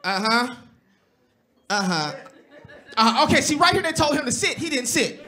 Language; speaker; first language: English; native; English